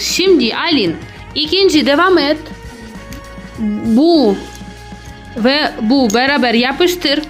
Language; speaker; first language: Turkish; non-native, learner; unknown